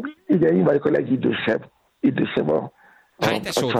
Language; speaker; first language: Hungarian; non-native, learner; Yoruba